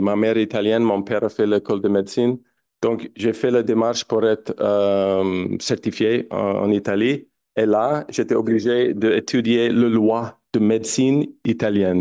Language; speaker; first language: French; non-native, fluent; English